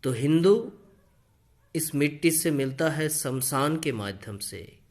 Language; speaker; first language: Hindi; non-native, local second language; Bangla